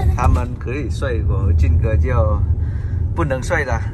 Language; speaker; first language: Chinese; non-native, fluent; Vietnamese